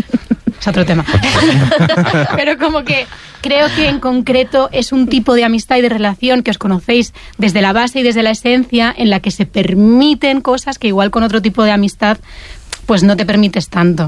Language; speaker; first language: Spanish; native; Spanish